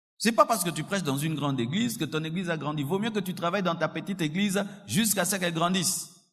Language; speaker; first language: French; non-native, local second language; Lingala